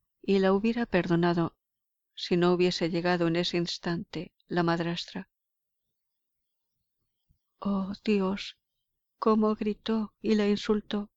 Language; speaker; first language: Spanish; native; Spanish